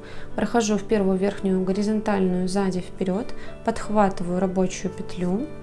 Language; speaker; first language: Russian; native; Russian